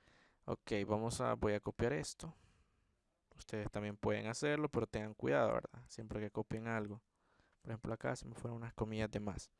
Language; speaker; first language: Spanish; native; Spanish